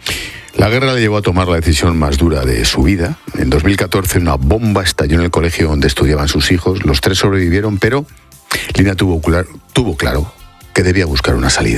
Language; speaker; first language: Spanish; native; Spanish